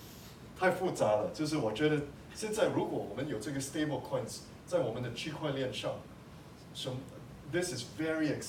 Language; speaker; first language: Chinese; non-native, local second language; English